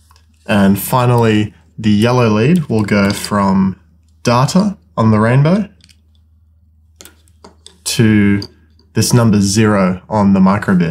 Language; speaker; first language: English; native; English